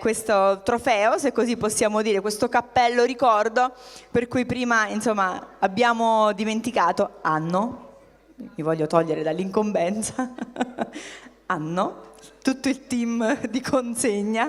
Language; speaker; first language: Italian; native; Italian